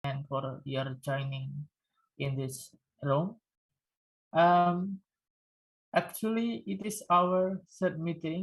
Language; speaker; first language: English; non-native, fluent; Indonesian